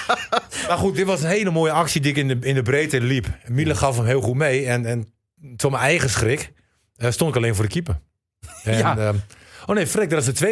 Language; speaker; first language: Dutch; native; Dutch